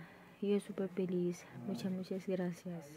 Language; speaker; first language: Spanish; non-native, learner; Filipino